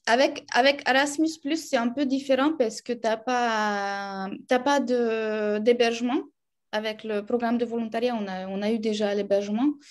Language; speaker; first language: French; non-native, fluent; Romanian